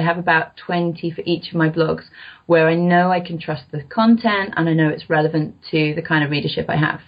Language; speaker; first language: English; native; English